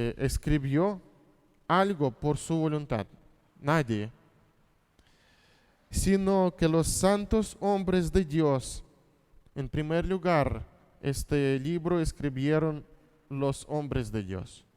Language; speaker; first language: Spanish; non-native, fluent; Russian